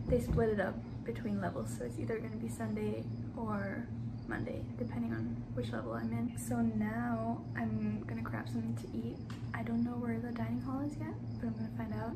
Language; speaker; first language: English; native; English